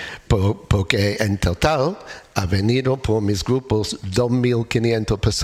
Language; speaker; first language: Spanish; non-native, learner; English